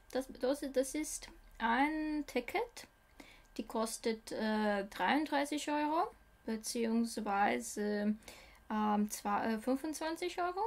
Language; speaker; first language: German; non-native, learner; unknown